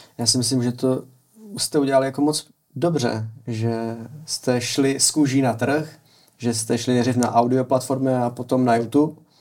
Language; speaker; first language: Czech; native; Czech